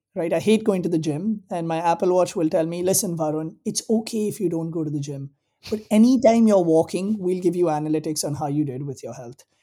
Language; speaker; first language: English; non-native, local second language; Hindi